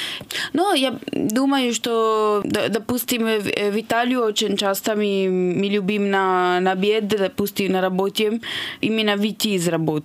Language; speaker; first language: Russian; non-native, fluent; Italian